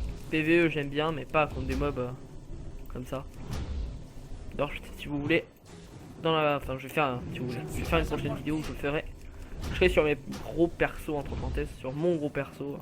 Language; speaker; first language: French; native; French